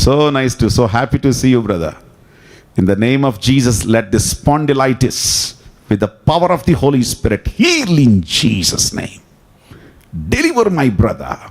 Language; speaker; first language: English; non-native, local second language; Telugu